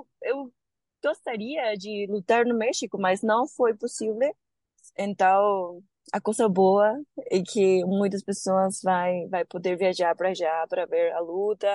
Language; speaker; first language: Portuguese; non-native, learner; Spanish